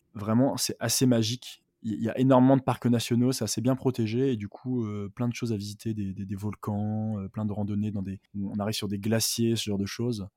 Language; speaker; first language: French; native; French